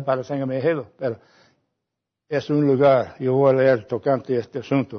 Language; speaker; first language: Spanish; non-native, fluent; English